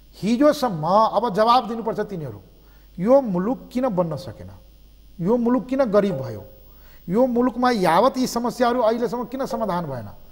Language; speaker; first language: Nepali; non-native, local second language; Maithili